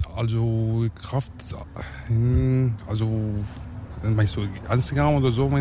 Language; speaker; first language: German; non-native, learner; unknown